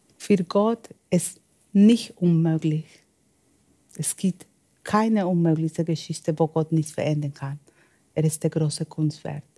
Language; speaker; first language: German; non-native, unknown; Spanish